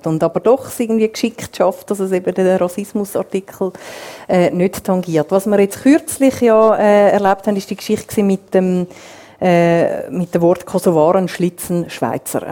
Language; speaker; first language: German; native; German